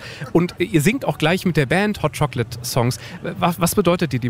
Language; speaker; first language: German; native; German